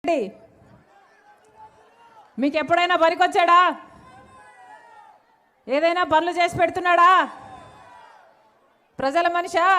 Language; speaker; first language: Telugu; native; Telugu